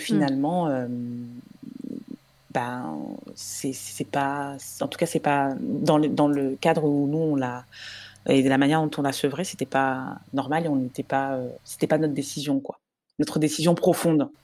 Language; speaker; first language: French; native; French